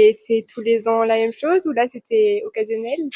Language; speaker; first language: French; native; French